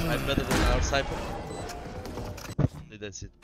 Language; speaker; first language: English; non-native, fluent; Turkish